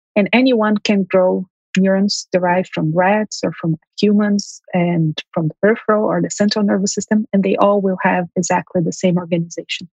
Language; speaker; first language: English; early bilingual, heritage; Armenian